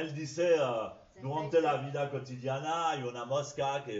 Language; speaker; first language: Spanish; non-native, fluent; French